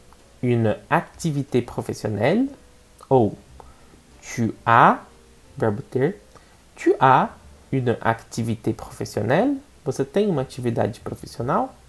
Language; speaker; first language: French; non-native, fluent; Portuguese